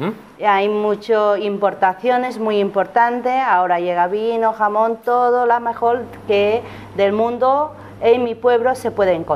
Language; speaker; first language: Spanish; non-native, learner; Chinese